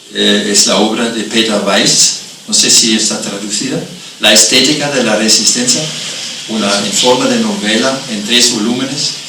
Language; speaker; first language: Spanish; non-native, fluent; German